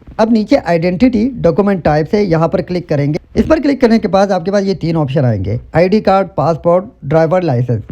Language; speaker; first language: Urdu; non-native, local second language; Pashto